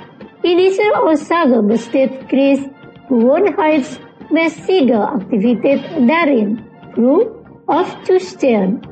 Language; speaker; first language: German; non-native, fluent; Indonesian